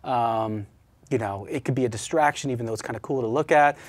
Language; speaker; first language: English; native; English